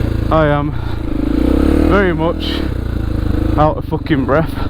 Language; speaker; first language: English; native; English